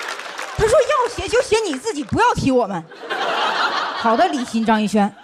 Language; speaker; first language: Chinese; native; Chinese